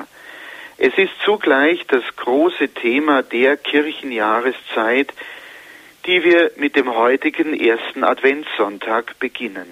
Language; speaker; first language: German; native; German